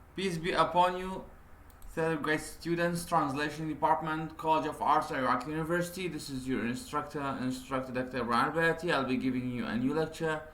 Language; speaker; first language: English; non-native, fluent; Arabic